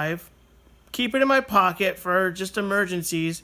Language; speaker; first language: English; native; English